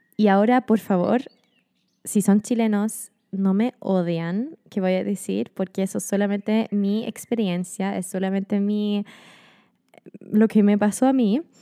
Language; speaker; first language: Spanish; non-native, fluent; German